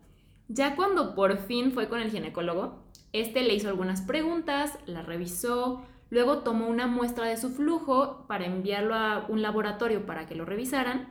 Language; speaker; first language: Spanish; native; Spanish